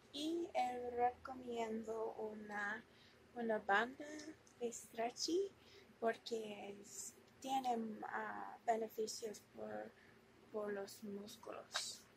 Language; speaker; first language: Spanish; non-native, learner; English